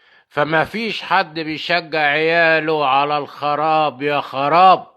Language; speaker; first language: Arabic; native; Arabic